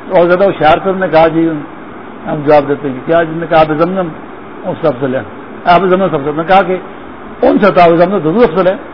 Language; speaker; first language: Urdu; non-native, local second language; Pashto